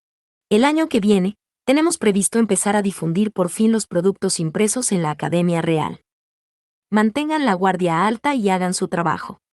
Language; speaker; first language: Spanish; native; Spanish